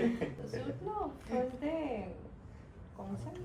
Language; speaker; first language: Telugu; non-native, learner; Hindi